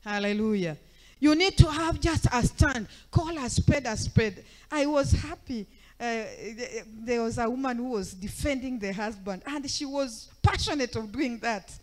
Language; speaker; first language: English; non-native, local second language; Swahili